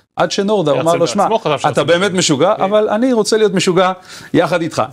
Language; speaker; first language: Hebrew; native; Hebrew